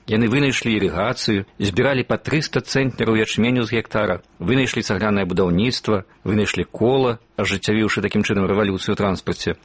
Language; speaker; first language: Belarusian; native; Belarusian